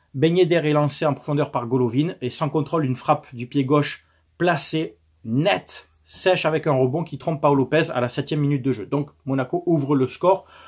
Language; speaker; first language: French; native; French